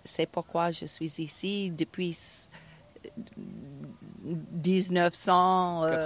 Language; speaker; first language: French; non-native, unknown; English